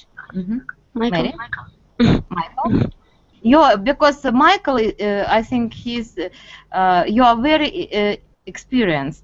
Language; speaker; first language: English; non-native, fluent; Russian